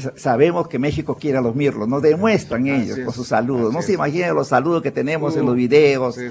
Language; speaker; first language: Spanish; native; Spanish